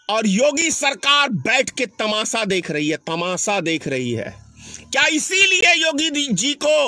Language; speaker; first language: Hindi; native; Hindi